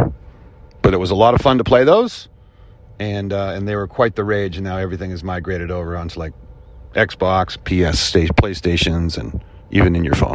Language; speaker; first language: English; native; English